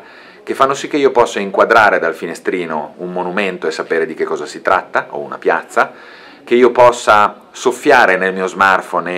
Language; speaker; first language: Italian; native; Italian